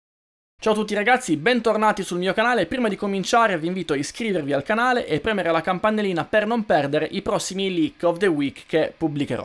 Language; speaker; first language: Italian; native; Italian